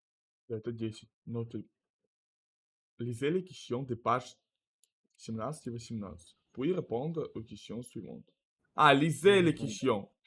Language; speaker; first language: French; non-native, learner; Russian